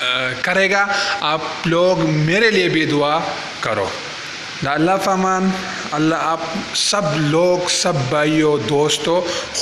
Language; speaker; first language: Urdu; non-native, local second language; Pashto